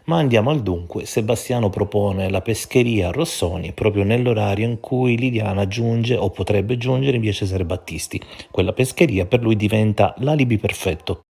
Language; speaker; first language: Italian; native; Italian